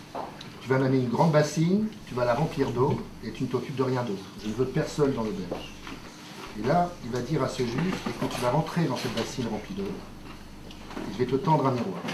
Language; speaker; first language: French; native; French